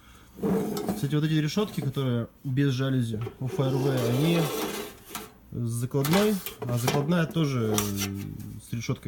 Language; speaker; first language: Russian; native; Russian